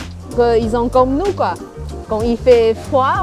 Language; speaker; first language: French; non-native, fluent; Chinese